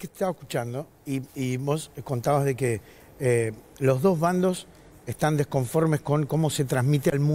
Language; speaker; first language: Spanish; native; Spanish